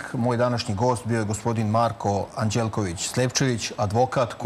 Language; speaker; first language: Serbian; native; Serbian